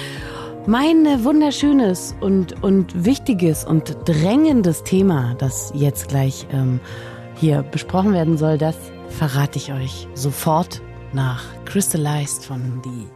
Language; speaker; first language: German; native; German